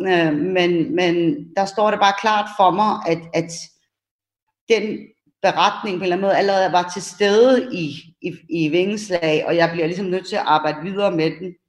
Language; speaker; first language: Danish; early bilingual, other home language; Persian